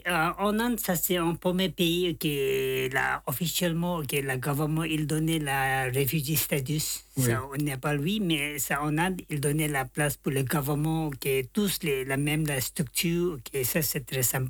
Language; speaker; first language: French; non-native, learner; Tibetan